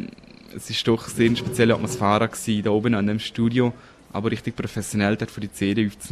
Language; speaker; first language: German; native; German